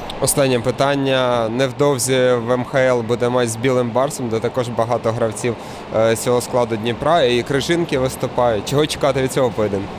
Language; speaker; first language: Ukrainian; native; Ukrainian